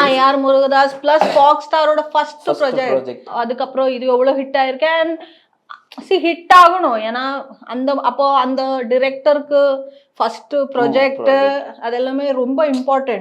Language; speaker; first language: Tamil; non-native, learner; Malayalam